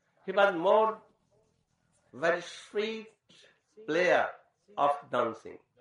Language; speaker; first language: English; non-native, local second language; Hindi